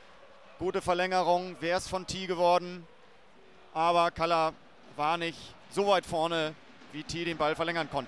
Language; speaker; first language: German; native; German